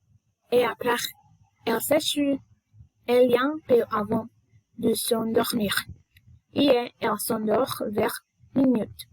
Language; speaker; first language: French; non-native, learner; Spanish